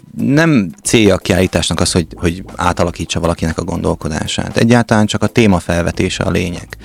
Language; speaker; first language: Hungarian; native; Hungarian